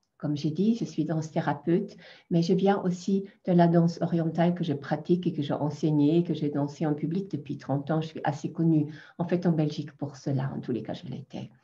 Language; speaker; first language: French; non-native, fluent; German